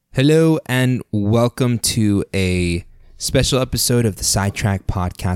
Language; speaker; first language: English; early bilingual, other home language; Spanish